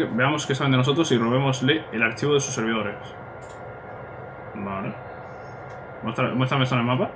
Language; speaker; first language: Spanish; native; Spanish